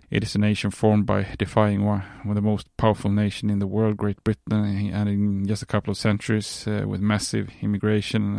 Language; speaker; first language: English; non-native, fluent; Swedish